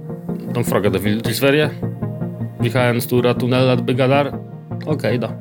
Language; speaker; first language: Swedish; non-native, learner; Polish